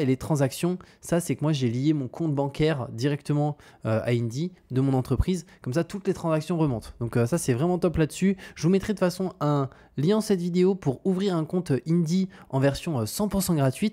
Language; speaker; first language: French; native; French